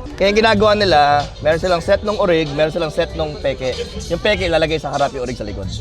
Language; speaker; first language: Filipino; native; Filipino